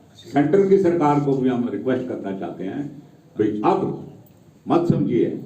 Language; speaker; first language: Hindi; non-native, local second language; Punjabi